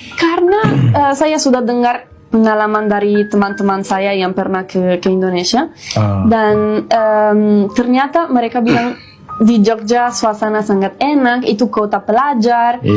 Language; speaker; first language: Indonesian; non-native, fluent; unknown